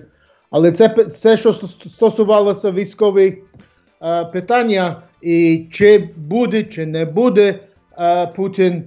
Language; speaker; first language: Ukrainian; early bilingual, heritage; English